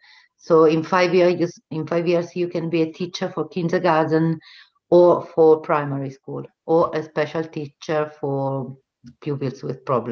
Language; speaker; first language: English; non-native, fluent; Italian